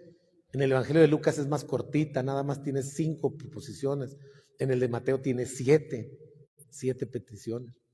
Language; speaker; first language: Spanish; native; Spanish